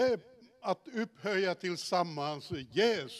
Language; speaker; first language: Swedish; non-native, fluent; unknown